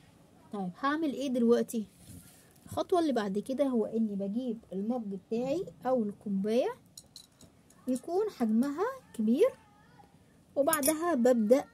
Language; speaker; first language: Arabic; native; Arabic